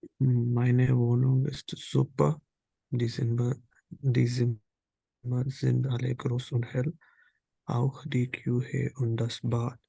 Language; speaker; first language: German; non-native, learner; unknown